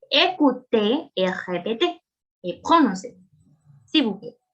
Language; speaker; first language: French; non-native, fluent; Spanish